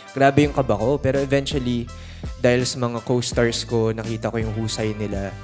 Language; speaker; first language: Filipino; non-native, local second language; English